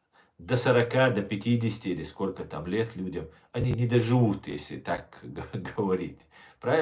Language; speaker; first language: Russian; non-native, local second language; Chechen